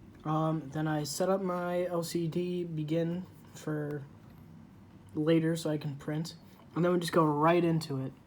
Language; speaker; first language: English; native; English